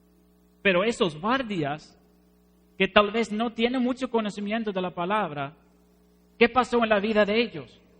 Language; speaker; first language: Spanish; non-native, fluent; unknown